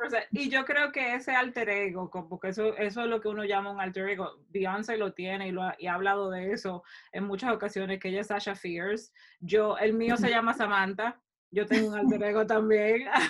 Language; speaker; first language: Spanish; native; Spanish